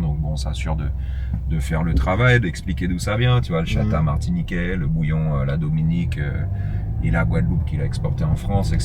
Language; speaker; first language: French; native; French